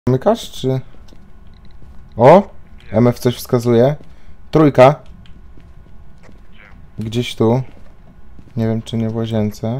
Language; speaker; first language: Polish; native; Polish